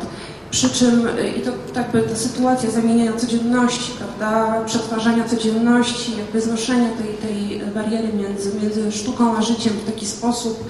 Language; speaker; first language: Polish; native; Polish